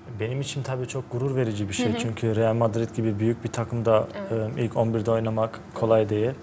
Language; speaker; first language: Turkish; early bilingual, heritage; Turkish